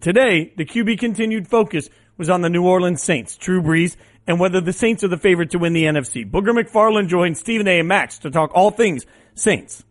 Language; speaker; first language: English; native; English